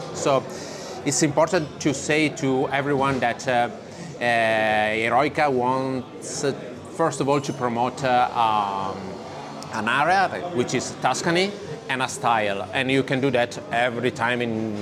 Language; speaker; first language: English; non-native, fluent; Italian